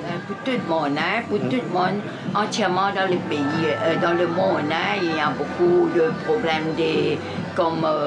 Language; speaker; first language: French; non-native, local second language; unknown